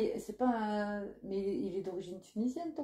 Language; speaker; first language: French; native; French